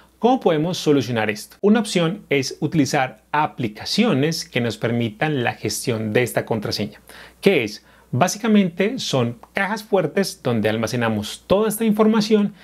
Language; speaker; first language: Spanish; native; Spanish